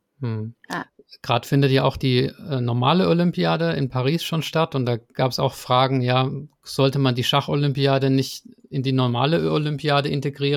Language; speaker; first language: German; native; German